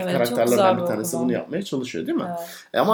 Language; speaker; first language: Turkish; native; Turkish